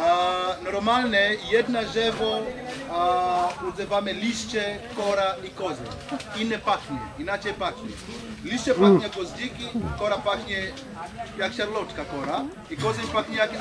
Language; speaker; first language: Polish; non-native, learner; Swahili